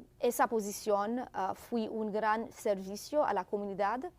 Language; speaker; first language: Spanish; non-native, learner; Haitian Creole